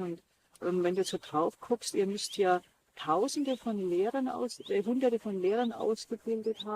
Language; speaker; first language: German; native; German